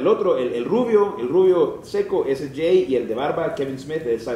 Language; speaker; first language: Spanish; native; Spanish